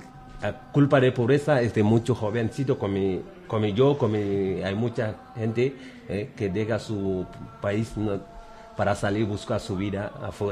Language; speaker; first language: Spanish; non-native, learner; Bambara